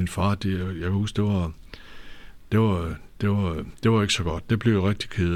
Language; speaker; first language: Danish; native; Danish